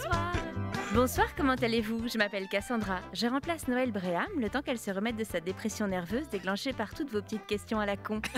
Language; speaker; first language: French; native; French